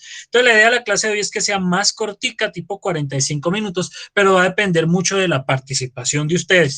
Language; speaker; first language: Spanish; native; Spanish